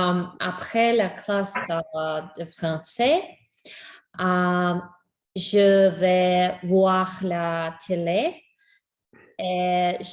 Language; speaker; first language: French; non-native, learner; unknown